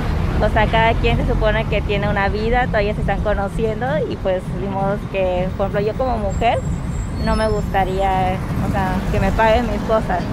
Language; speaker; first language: Spanish; native; Spanish